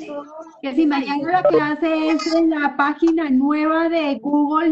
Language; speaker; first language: Spanish; native; Spanish